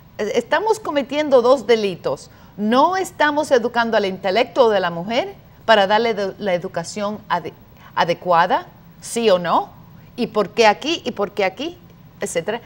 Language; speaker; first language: Spanish; early bilingual, heritage; Spanish